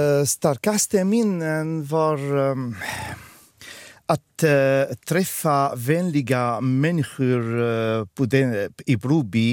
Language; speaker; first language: Swedish; non-native, fluent; Arabic